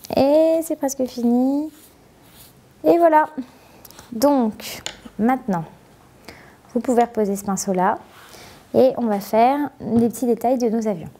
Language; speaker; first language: French; native; French